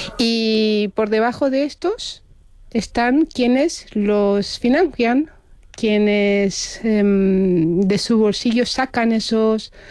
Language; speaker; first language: Spanish; non-native, fluent; Romanian